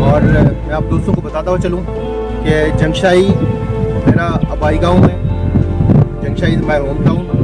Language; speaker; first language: Hindi; non-native, local second language; Sindhi